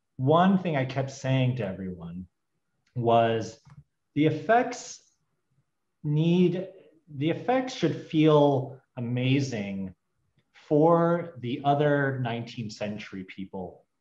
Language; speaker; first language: English; native; English